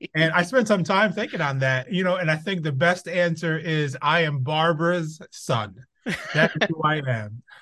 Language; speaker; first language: English; native; English